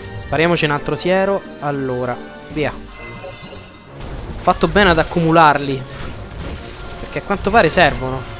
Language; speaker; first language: Italian; native; Italian